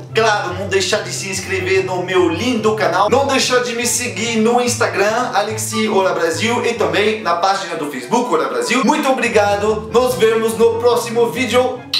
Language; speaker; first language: Portuguese; non-native, fluent; French